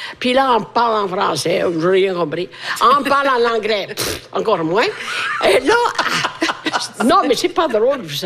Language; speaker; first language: French; non-native, fluent; Italian